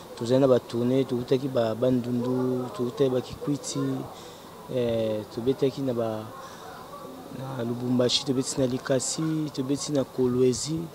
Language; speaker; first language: Lingala; native; Lingala